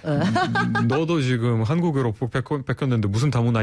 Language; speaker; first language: Korean; non-native, fluent; Russian